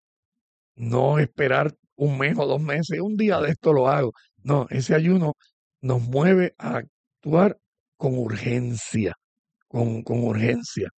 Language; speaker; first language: Spanish; native; Spanish